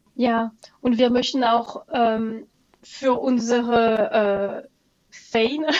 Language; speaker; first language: German; non-native, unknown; French